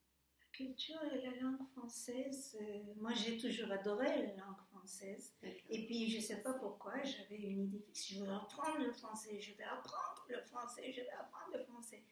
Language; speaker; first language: French; non-native, fluent; Turkish